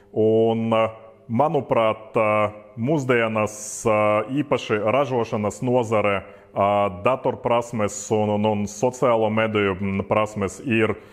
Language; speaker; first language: Latvian; non-native, local second language; Russian